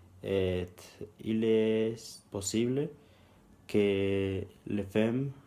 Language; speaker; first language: French; non-native, learner; Spanish